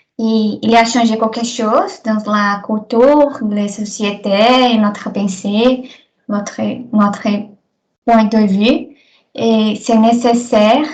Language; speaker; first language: French; non-native, learner; Portuguese